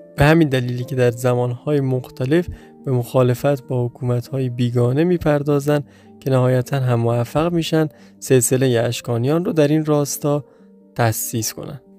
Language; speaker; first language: Persian; non-native, local second language; Baluchi